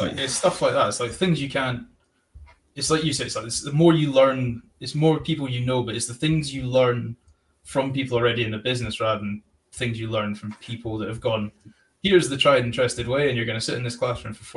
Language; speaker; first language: English; native; English